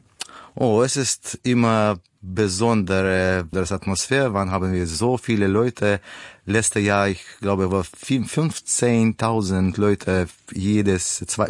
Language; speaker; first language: German; non-native, learner; Russian